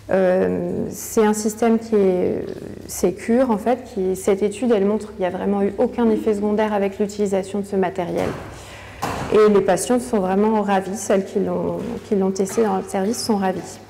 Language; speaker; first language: French; native; French